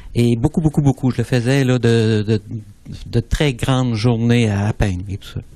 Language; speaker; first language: French; native; French